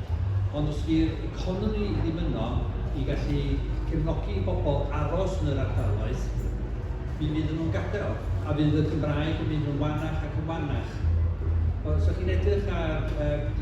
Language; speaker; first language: Welsh; native; Welsh